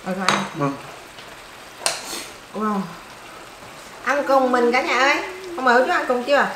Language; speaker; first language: Vietnamese; native; Vietnamese